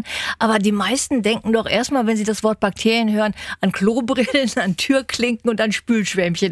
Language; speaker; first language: German; native; German